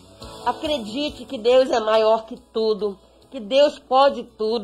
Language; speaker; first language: Portuguese; native; Portuguese